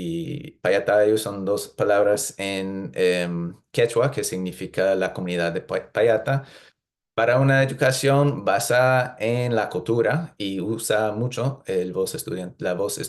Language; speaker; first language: Spanish; non-native, fluent; English